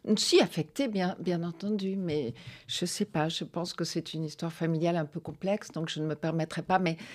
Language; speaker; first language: French; native; French